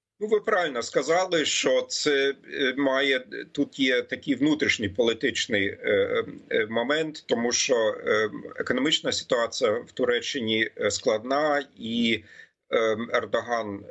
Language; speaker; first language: Ukrainian; non-native, fluent; German